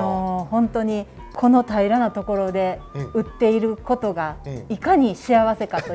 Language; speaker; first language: Japanese; native; Japanese